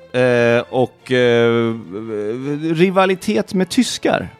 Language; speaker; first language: English; non-native, fluent; Swedish